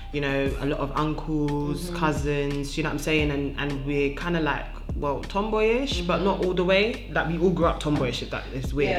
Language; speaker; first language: English; non-native, local second language; French